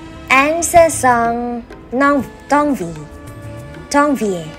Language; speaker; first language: French; non-native, learner; Vietnamese